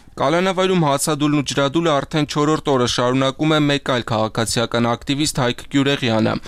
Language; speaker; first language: Armenian; native; Armenian